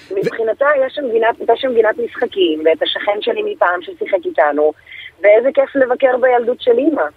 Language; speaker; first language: Hebrew; early bilingual, other home language; Russian